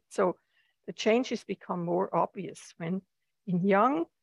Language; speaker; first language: English; non-native, fluent; German